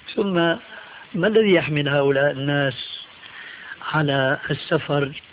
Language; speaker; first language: Arabic; early bilingual, other home language; Albanian